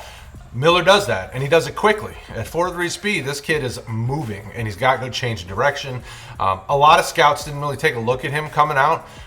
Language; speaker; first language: English; native; English